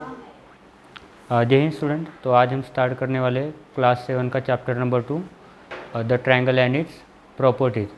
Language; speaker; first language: Hindi; non-native, local second language; Marathi